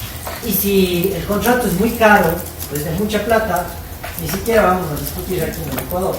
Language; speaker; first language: Spanish; native; Spanish